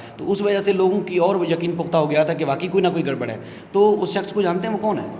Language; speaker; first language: Urdu; native; Urdu